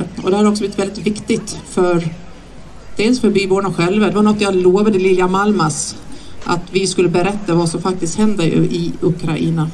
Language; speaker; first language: Swedish; native; Swedish